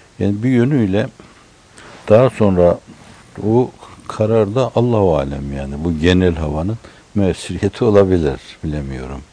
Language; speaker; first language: Turkish; native; Turkish